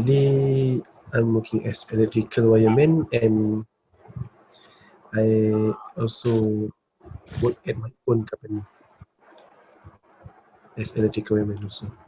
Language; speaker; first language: English; non-native, learner; Malay